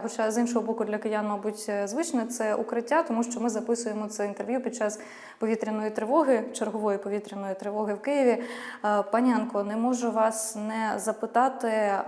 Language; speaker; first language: Ukrainian; native; Ukrainian